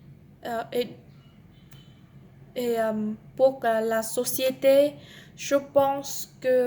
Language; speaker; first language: French; non-native, learner; Vietnamese